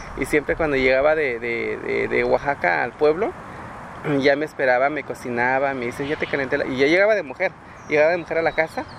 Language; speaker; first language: Spanish; native; Spanish